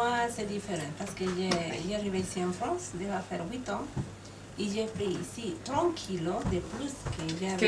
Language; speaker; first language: French; non-native, learner; Spanish